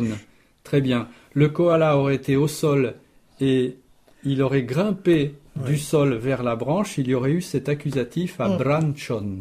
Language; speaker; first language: French; native; French